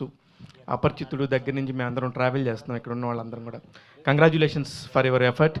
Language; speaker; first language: Telugu; native; Telugu